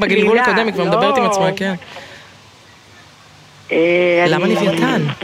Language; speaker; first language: Hebrew; native; Hebrew